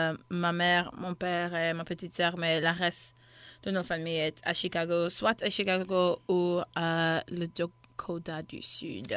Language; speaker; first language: French; non-native, local second language; English